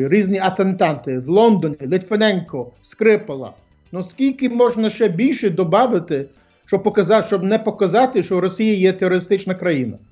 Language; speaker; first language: Ukrainian; early bilingual, heritage; English